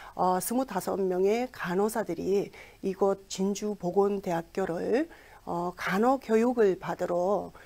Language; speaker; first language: Korean; non-native, fluent; Mongolian